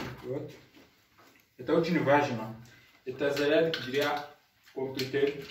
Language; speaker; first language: Russian; non-native, learner; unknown